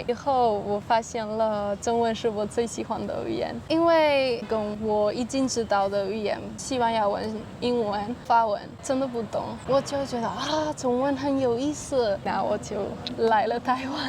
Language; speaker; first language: Chinese; non-native, learner; Spanish